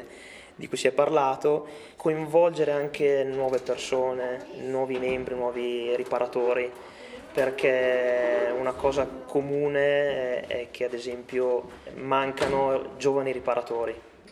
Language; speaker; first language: Italian; native; Italian